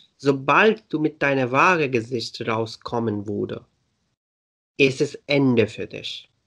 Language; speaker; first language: German; non-native, fluent; Urdu